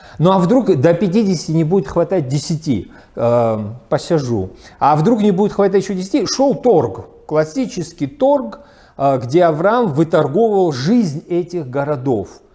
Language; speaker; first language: Russian; non-native, local second language; Abkhazian